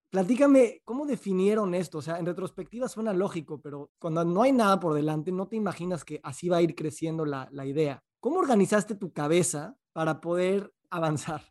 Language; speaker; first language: Spanish; native; Spanish